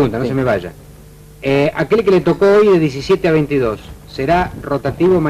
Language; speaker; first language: Spanish; native; Spanish